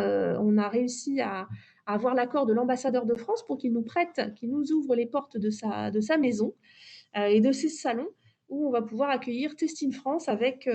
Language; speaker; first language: French; native; French